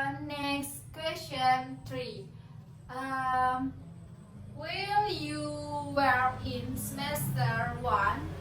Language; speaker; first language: English; non-native, learner; Indonesian